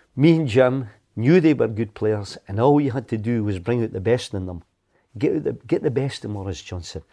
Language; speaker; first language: English; native; English